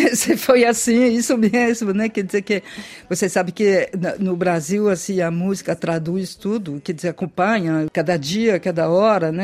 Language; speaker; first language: Portuguese; non-native, fluent; French